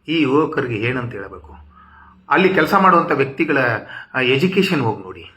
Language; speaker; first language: Kannada; non-native, local second language; Tamil